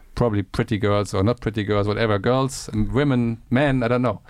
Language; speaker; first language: English; non-native, fluent; German